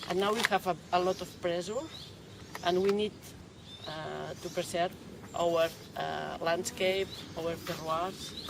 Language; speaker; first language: English; non-native, learner; Catalan